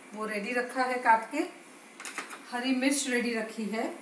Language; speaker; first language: Hindi; non-native, local second language; Gujarati